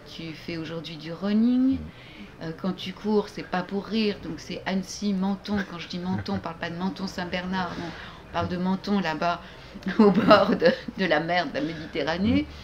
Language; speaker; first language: French; native; French